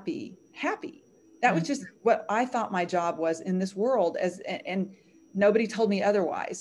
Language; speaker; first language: English; native; English